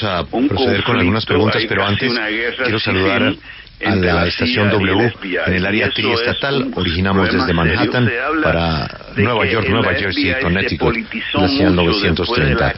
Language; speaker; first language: Spanish; native; Spanish